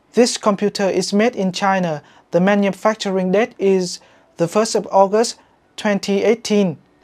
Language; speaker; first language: English; non-native, fluent; Vietnamese